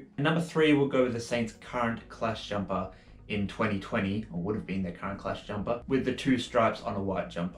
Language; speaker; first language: English; native; English